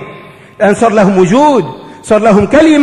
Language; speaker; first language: Arabic; native; Arabic